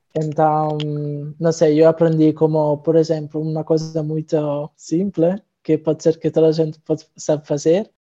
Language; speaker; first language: Portuguese; non-native, fluent; Italian